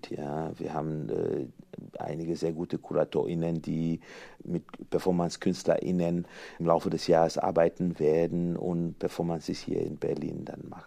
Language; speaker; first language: German; non-native, fluent; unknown